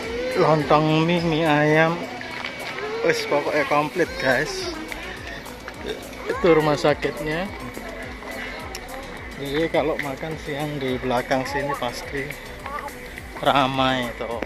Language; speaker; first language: Indonesian; native; Indonesian